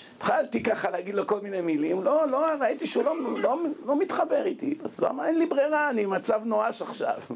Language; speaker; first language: Hebrew; native; Hebrew